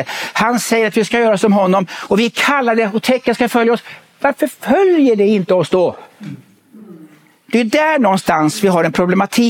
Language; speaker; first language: Swedish; native; Swedish